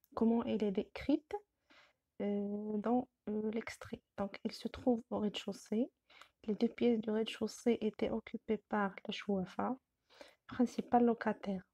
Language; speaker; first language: French; non-native, local second language; Arabic